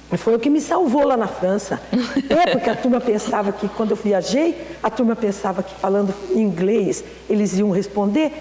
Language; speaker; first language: Portuguese; native; Portuguese